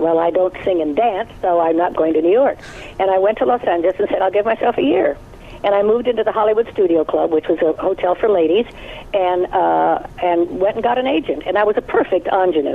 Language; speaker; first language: English; native; English